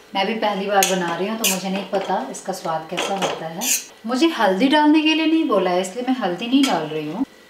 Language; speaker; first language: Hindi; native; Hindi